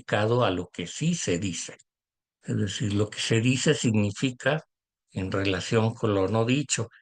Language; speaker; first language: Spanish; native; Spanish